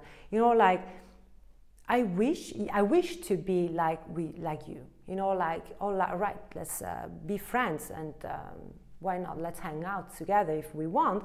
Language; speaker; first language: English; non-native, fluent; Italian